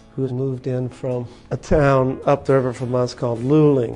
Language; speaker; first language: English; native; English